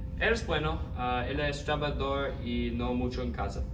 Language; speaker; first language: Spanish; non-native, learner; English